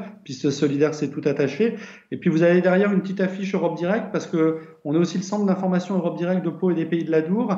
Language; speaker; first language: French; native; French